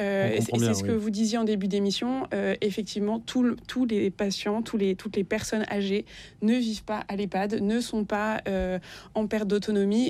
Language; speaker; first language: French; native; French